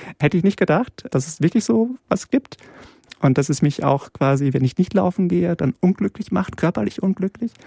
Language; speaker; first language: German; early bilingual, other home language; Polish